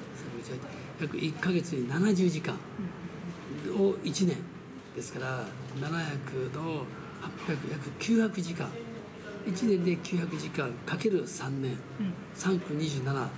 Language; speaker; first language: Japanese; early bilingual, other home language; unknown